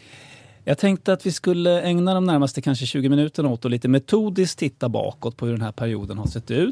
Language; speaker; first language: Swedish; native; Swedish